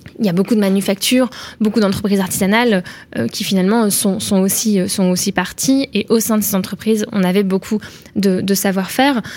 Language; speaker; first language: French; native; French